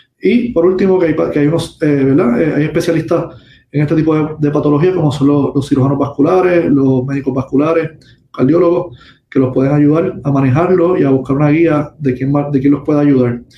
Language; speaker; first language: Spanish; native; Spanish